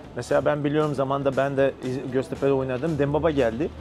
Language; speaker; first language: Turkish; non-native, learner; Macedonian